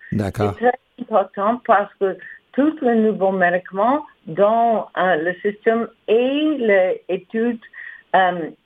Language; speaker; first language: French; non-native, learner; English